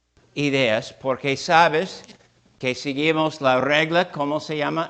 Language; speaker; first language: Spanish; non-native, fluent; English